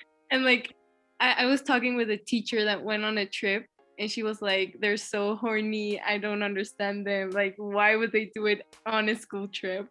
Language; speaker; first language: English; early bilingual, other home language; Spanish